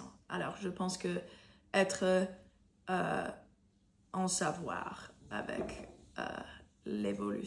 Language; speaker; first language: French; non-native, learner; English